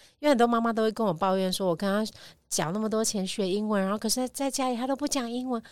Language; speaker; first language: Chinese; native; Chinese